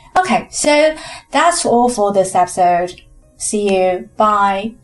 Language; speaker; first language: English; non-native, fluent; Chinese